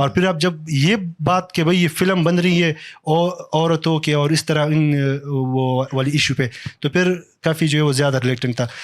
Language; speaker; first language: Urdu; non-native, local second language; Pashto